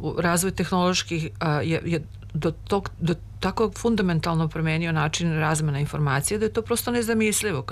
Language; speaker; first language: Serbian; native; Serbian